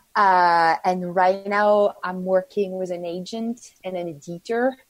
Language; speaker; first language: English; non-native, fluent; French